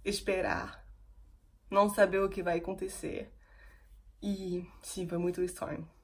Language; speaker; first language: Portuguese; non-native, fluent; French